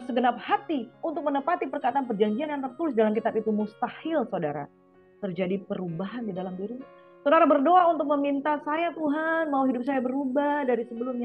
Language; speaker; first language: Indonesian; native; Indonesian